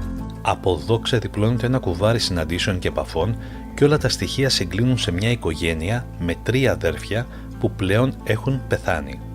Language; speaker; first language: Greek; native; Greek